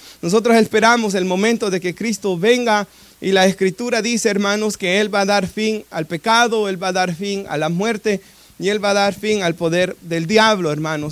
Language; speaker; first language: Spanish; native; Spanish